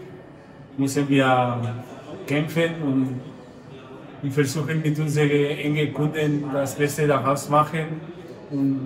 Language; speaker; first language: German; non-native, learner; Spanish